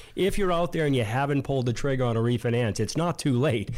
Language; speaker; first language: English; native; English